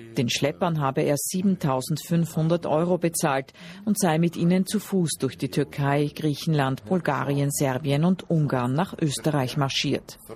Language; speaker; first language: German; native; German